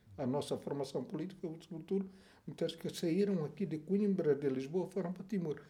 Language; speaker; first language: Portuguese; non-native, local second language; Tetum